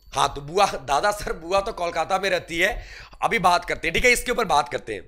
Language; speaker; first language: Hindi; native; Hindi